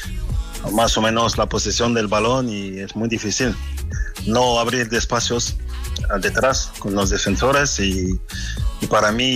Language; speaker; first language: Spanish; non-native, fluent; French